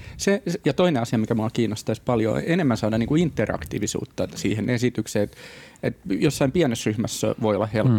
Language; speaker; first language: Finnish; native; Finnish